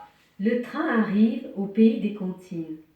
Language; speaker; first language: French; native; French